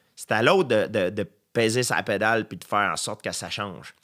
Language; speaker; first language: French; native; French